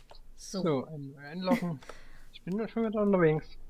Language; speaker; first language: German; native; German